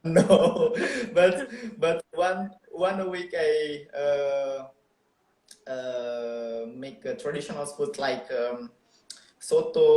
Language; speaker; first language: English; non-native, local second language; Indonesian